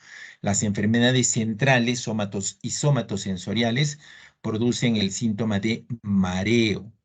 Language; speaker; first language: Spanish; native; Spanish